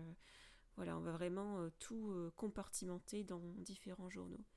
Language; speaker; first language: French; native; French